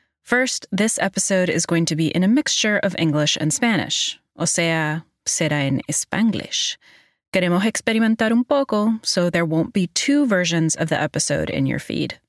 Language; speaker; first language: English; early bilingual, other home language; Spanish